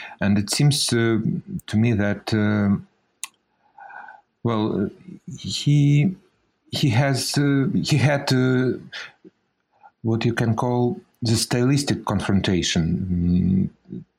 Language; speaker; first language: English; non-native, fluent; Russian